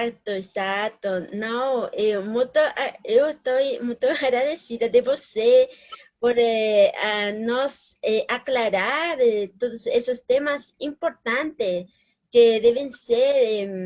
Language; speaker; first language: Portuguese; non-native, learner; Spanish